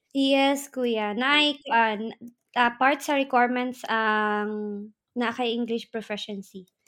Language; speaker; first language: Filipino; non-native, local second language; Surigaonon